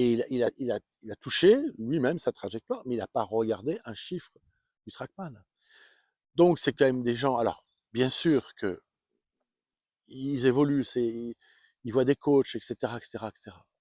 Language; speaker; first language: French; native; French